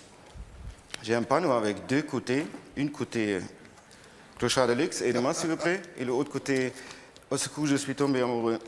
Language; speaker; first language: French; non-native, learner; German